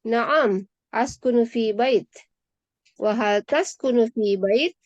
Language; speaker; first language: Arabic; non-native, learner; Indonesian